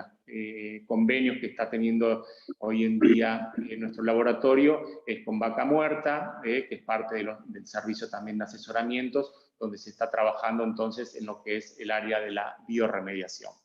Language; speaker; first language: Spanish; native; Spanish